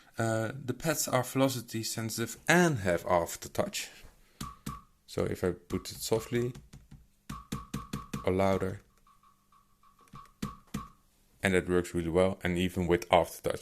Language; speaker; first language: English; non-native, fluent; Dutch